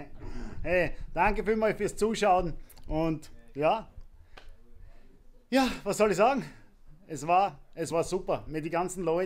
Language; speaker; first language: German; native; German